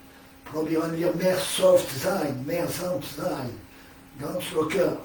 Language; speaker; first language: German; non-native, learner; French